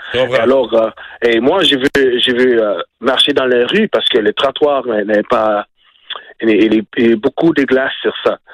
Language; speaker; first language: French; non-native, learner; English